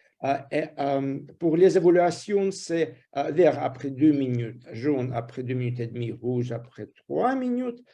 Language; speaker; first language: French; non-native, fluent; Russian